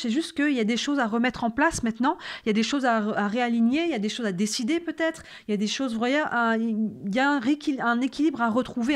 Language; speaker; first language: French; native; French